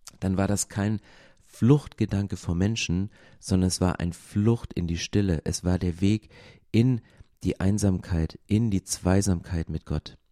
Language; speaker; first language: German; native; German